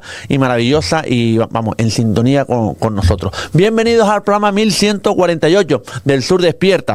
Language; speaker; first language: Spanish; native; Spanish